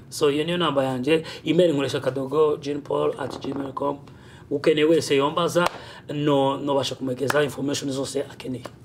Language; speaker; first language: Kinyarwanda; early bilingual, heritage; Kinyarwanda